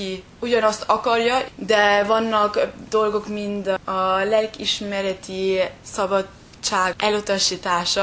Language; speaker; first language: Hungarian; early bilingual, heritage; German